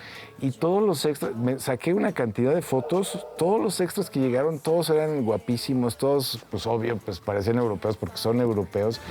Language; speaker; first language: Spanish; native; Spanish